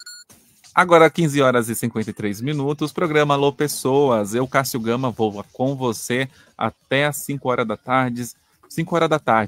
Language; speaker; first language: Portuguese; native; Portuguese